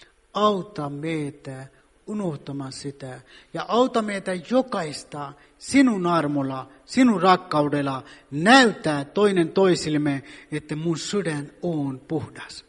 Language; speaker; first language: Finnish; non-native, fluent; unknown